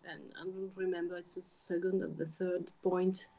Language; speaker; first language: English; non-native, learner; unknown